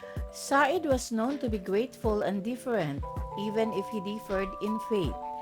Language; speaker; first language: English; non-native, local second language; Filipino